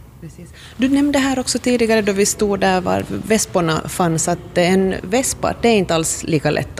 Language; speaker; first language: Swedish; native; Swedish